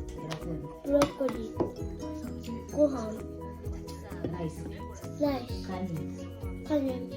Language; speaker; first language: Japanese; non-native, learner; Filipino